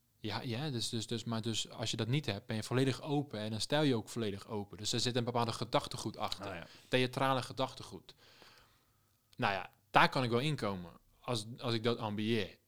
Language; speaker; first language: Dutch; native; Dutch